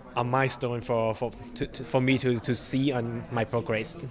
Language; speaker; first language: English; non-native, learner; Thai